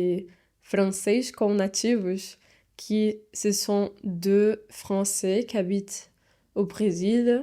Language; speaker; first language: French; non-native, fluent; Portuguese